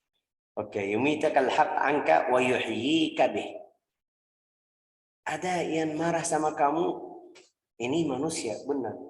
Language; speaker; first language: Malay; non-native, fluent; Arabic